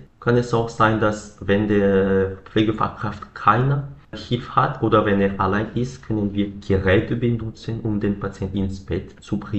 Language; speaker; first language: German; non-native, learner; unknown